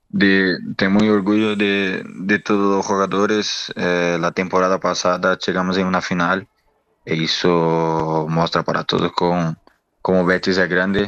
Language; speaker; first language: Spanish; non-native, learner; Portuguese